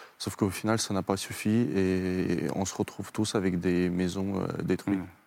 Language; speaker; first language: French; non-native, fluent; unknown